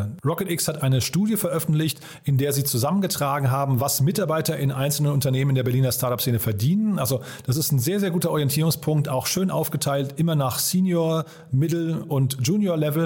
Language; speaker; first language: German; native; German